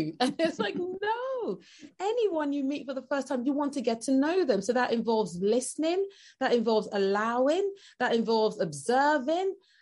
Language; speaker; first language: English; non-native, local second language; Yoruba